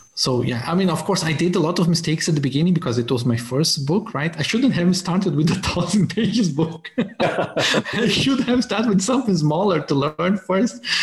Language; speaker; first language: English; non-native, fluent; Portuguese